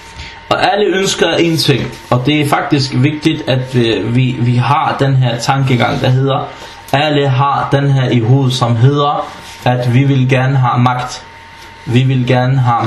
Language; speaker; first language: Danish; early bilingual, other home language; Arabic